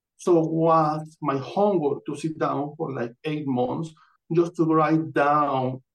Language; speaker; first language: English; non-native, fluent; Spanish